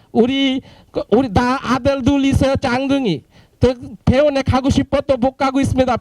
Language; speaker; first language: Korean; non-native, learner; Bangla